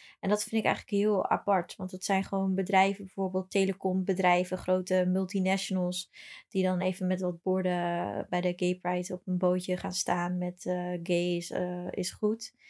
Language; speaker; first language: Dutch; early bilingual, other home language; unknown